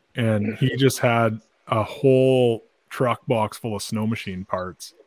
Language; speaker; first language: English; native; English